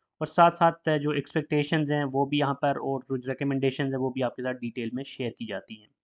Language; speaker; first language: Urdu; native; Urdu